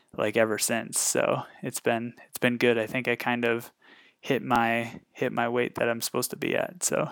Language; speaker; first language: English; native; English